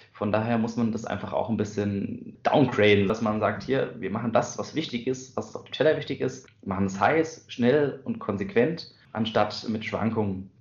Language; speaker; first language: German; native; German